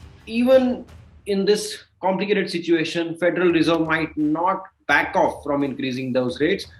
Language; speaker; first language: English; non-native, local second language; Marathi